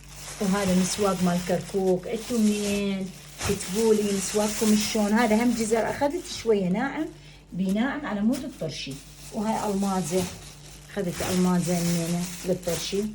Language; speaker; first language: Arabic; native; Arabic